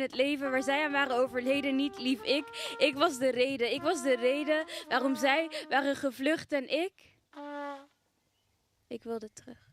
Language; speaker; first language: Dutch; early bilingual, other home language; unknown